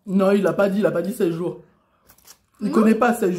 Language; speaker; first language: French; native; French